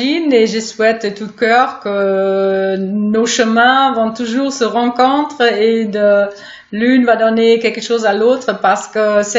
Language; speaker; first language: French; non-native, fluent; German